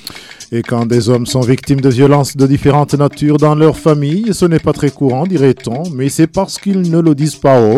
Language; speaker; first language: French; non-native, local second language; Rundi